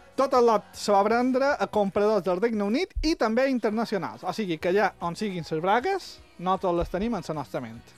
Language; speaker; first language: Catalan; native; Catalan